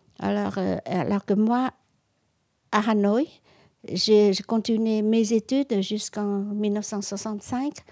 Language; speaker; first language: French; non-native, local second language; Vietnamese